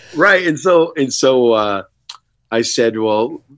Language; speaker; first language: English; native; English